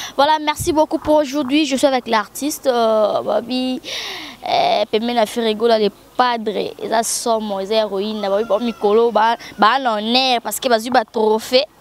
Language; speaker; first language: French; non-native, local second language; Lingala